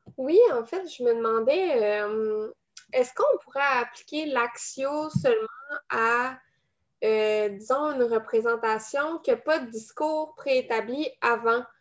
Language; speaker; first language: French; native; French